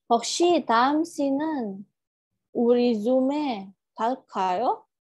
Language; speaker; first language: Korean; non-native, learner; Indonesian